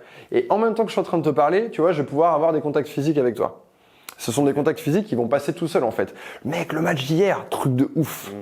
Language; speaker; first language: French; native; French